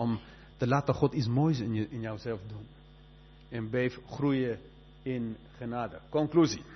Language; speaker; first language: Dutch; non-native, fluent; Spanish